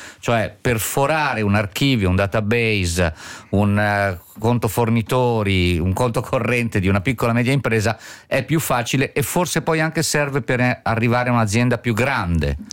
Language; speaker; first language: Italian; native; Italian